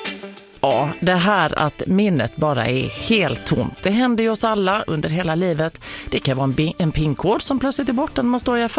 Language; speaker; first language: Swedish; native; Swedish